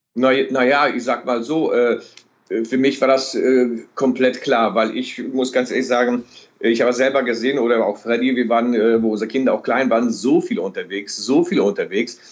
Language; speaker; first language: German; native; German